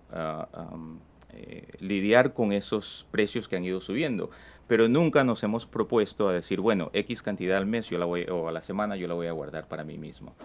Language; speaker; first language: Spanish; native; Spanish